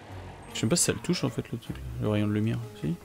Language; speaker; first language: French; native; French